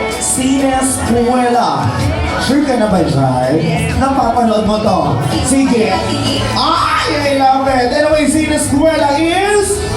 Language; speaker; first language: Filipino; native; Filipino